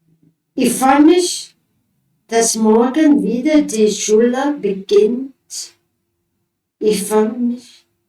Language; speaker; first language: German; non-native, learner; Thai